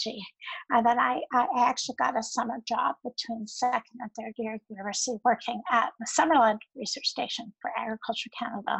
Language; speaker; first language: English; native; English